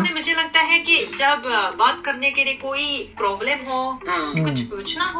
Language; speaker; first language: Hindi; non-native, fluent; Japanese